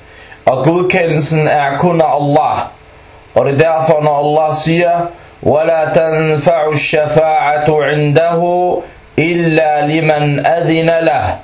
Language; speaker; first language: Danish; non-native, fluent; Arabic